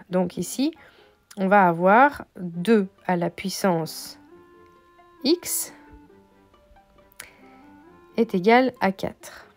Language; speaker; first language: French; native; French